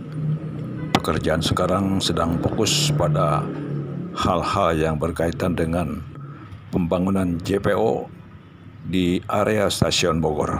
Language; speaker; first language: Indonesian; native; Indonesian